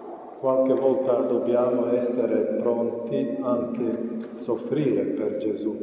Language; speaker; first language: Italian; non-native, fluent; Croatian